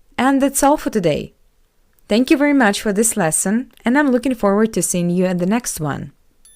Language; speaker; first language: English; non-native, fluent; Russian